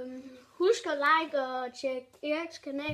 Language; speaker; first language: Danish; native; Danish